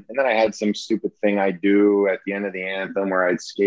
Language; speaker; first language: English; native; English